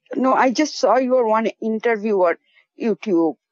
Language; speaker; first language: English; non-native, local second language; Bangla